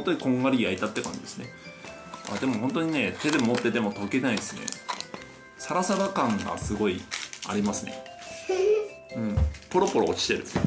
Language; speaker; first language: Japanese; native; Japanese